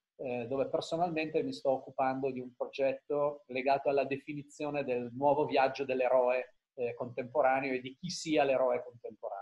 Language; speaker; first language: Italian; native; Italian